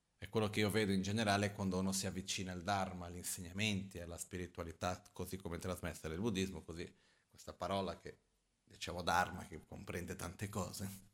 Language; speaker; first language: Italian; non-native, fluent; Portuguese